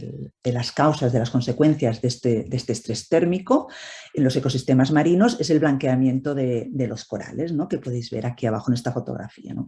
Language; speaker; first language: Spanish; native; Spanish